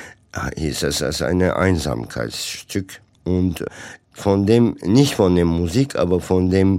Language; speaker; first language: German; non-native, fluent; Turkish